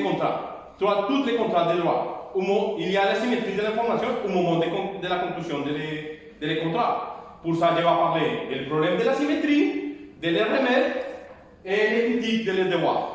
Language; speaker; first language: French; non-native, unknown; Spanish